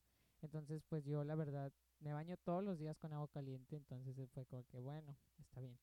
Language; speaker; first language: Spanish; native; Spanish